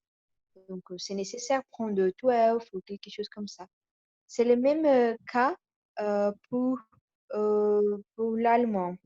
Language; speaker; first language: French; non-native, learner; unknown